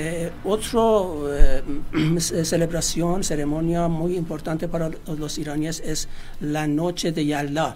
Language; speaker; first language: Spanish; non-native, fluent; Persian